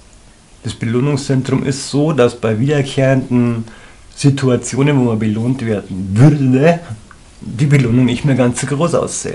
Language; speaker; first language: German; native; German